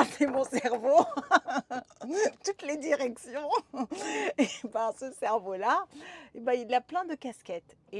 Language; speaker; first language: French; native; French